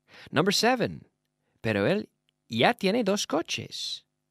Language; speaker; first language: Spanish; non-native, fluent; English